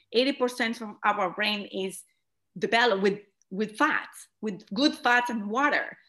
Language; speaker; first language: English; non-native, fluent; Spanish